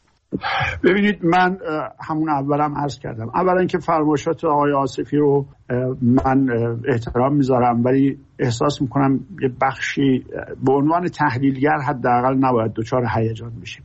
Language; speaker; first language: Persian; native; Persian